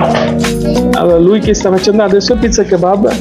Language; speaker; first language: Italian; non-native, learner; Bangla